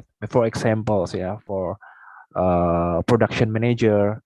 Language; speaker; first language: English; non-native, fluent; Indonesian